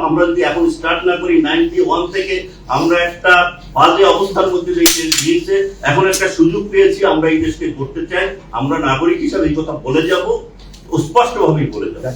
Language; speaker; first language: Bangla; non-native, local second language; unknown